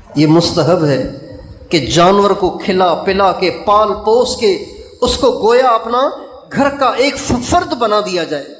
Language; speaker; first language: Urdu; non-native, local second language; Sindhi